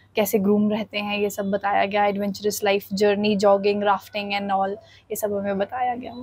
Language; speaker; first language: Hindi; native; Hindi